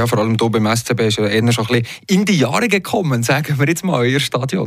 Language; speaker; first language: German; native; German